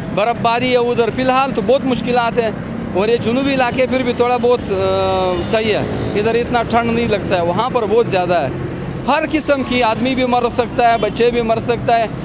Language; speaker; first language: Urdu; early bilingual, other home language; Pashto